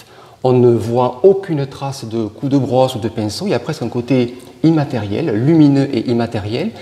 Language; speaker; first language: French; native; French